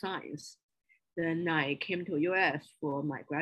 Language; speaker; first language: English; non-native, fluent; Chinese